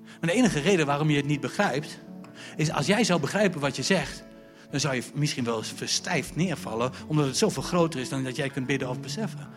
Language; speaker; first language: Dutch; native; Dutch